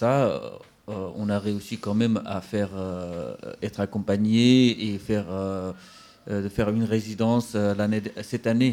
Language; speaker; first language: French; non-native, fluent; Central Kurdish